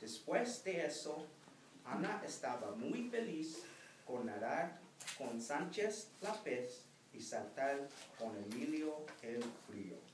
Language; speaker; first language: Spanish; non-native, fluent; English